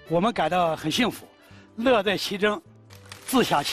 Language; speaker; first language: Chinese; native; Chinese